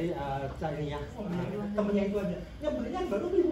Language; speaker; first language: Indonesian; native; Indonesian